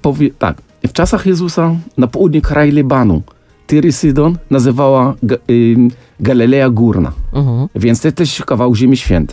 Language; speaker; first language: Polish; non-native, fluent; Arabic